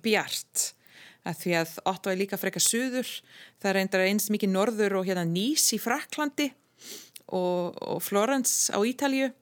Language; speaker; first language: Icelandic; non-native, fluent; English